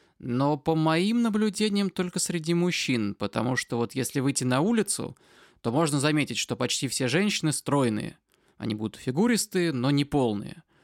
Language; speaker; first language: Russian; native; Russian